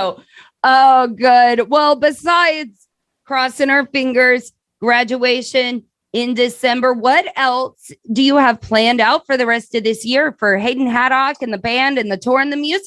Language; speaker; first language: English; native; English